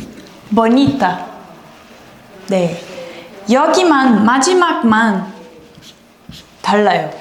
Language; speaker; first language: Korean; non-native, learner; Portuguese